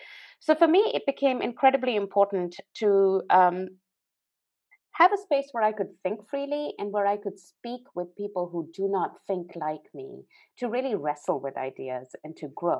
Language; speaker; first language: English; non-native, local second language; Urdu